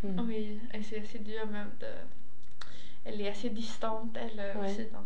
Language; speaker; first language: French; non-native, fluent; Swedish